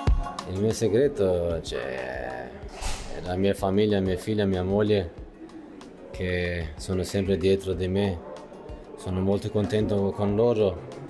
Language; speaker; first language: Italian; non-native, fluent; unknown